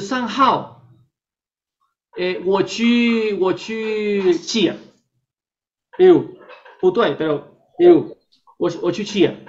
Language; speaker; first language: Chinese; non-native, fluent; Spanish